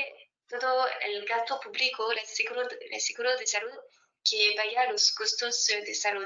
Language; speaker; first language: Spanish; non-native, fluent; French